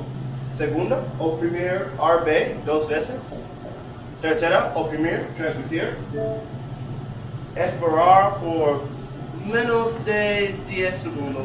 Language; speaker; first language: Spanish; non-native, learner; English